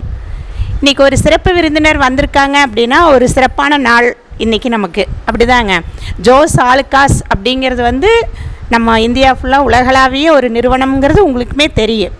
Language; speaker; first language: Tamil; native; Tamil